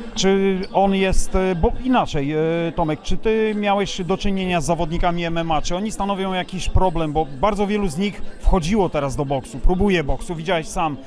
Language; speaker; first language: Polish; native; Polish